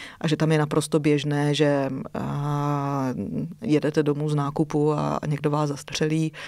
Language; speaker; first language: Czech; native; Czech